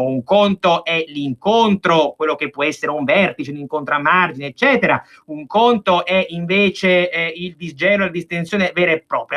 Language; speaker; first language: Italian; native; Italian